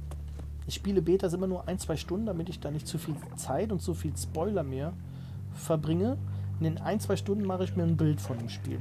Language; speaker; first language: German; native; German